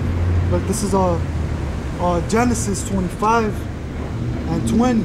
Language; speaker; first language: English; native; English